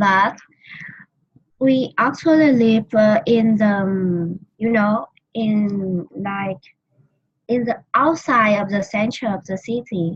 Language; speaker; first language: English; non-native, learner; Vietnamese